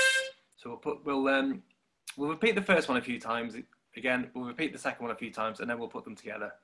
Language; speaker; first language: English; native; English